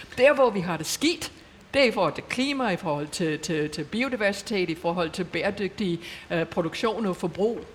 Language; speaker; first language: Danish; non-native, fluent; English